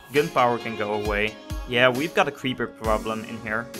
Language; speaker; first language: English; non-native, fluent; Dutch